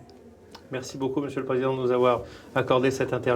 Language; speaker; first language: French; native; French